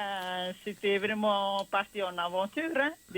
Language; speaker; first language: French; non-native, local second language; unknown